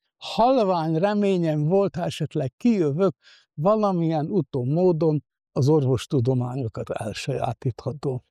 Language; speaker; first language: Hungarian; native; Hungarian